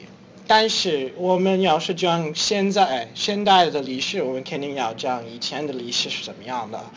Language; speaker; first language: Chinese; non-native, fluent; English